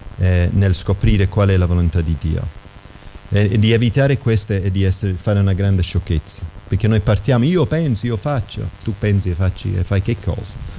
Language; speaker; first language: Italian; non-native, fluent; English